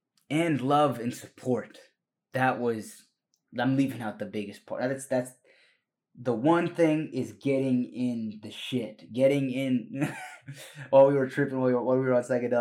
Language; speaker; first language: English; early bilingual, other home language; Spanish